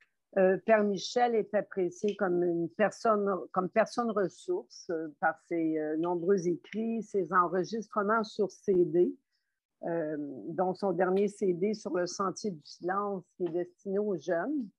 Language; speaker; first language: French; native; French